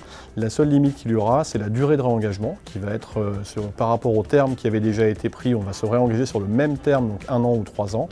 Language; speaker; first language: French; native; French